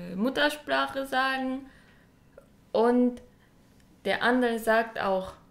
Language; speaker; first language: German; non-native, learner; Japanese